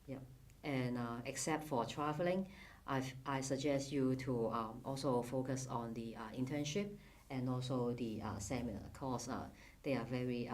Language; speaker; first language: English; non-native, fluent; Cantonese